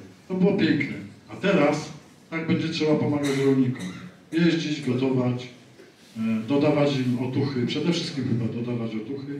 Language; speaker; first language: Polish; native; Polish